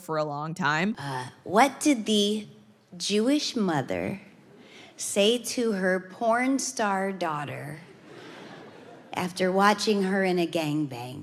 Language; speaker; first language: English; native; English